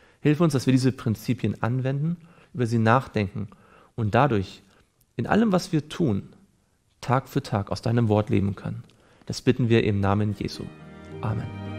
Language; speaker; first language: German; native; German